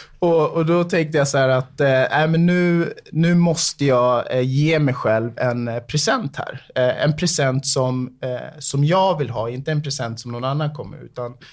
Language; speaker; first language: Swedish; early bilingual, other home language; English